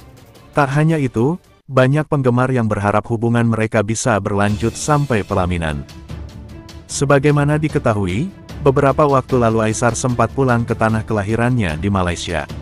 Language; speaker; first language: Indonesian; native; Indonesian